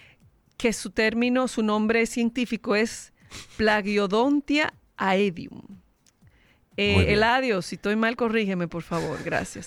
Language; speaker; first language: Spanish; native; Spanish